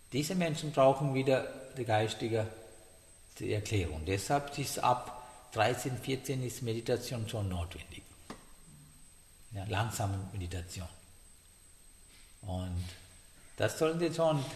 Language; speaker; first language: German; non-native, learner; Sinhala